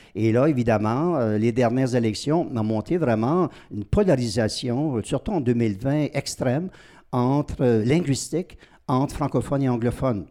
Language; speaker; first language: French; native; French